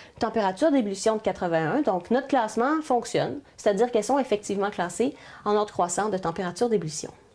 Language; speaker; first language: French; native; French